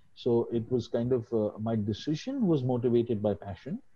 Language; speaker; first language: English; non-native, local second language; Hindi